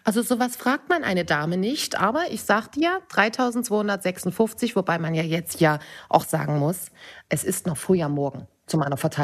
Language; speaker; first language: German; native; German